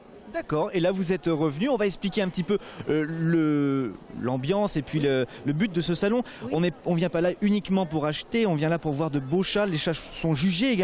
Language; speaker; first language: French; native; French